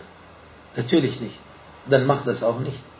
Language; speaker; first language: German; non-native, fluent; Arabic